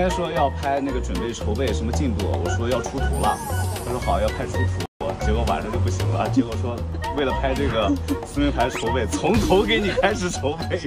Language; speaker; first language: Chinese; native; Chinese